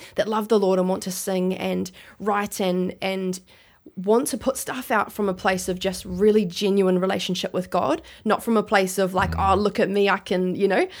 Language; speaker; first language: English; native; English